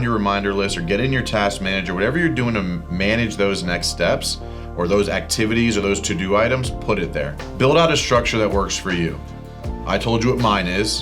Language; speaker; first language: English; native; English